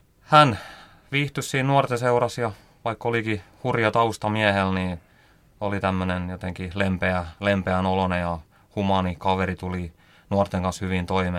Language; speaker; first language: Finnish; native; Finnish